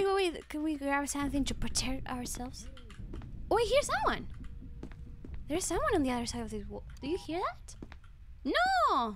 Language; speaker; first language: English; non-native, fluent; Spanish